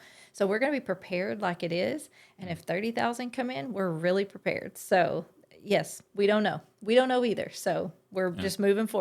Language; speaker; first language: English; native; English